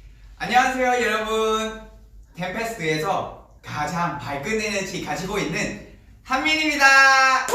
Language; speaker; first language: Korean; non-native, fluent; Vietnamese